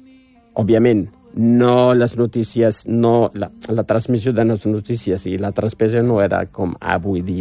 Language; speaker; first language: Catalan; non-native, fluent; Arabic